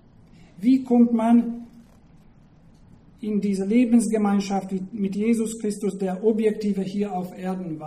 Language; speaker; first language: German; non-native, fluent; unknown